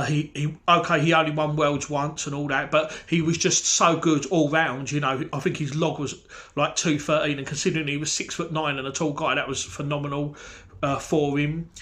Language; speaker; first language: English; native; English